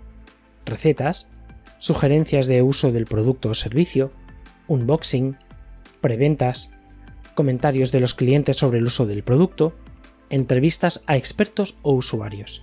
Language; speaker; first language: Spanish; native; Spanish